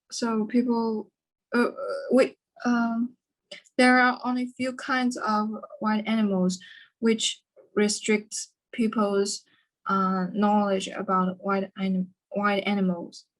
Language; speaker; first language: English; non-native, learner; Chinese